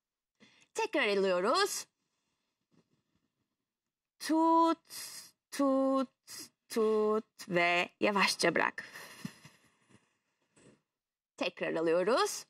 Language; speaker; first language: Turkish; native; Turkish